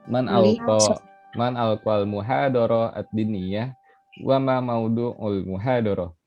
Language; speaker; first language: Arabic; non-native, learner; Indonesian